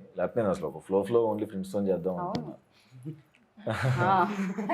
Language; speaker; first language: Telugu; native; Telugu